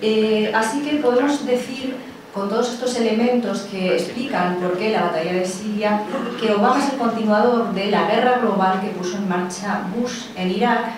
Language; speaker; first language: Spanish; native; Spanish